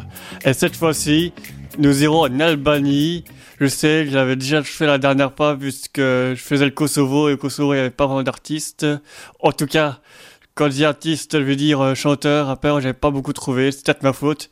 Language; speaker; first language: French; native; French